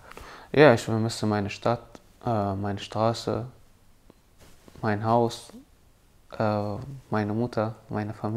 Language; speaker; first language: German; non-native, fluent; Arabic